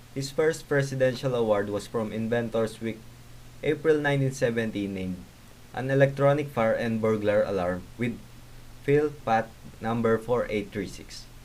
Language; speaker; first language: English; non-native, local second language; Filipino